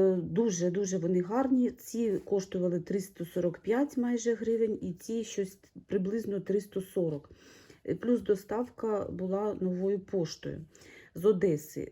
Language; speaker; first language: Ukrainian; non-native, local second language; Russian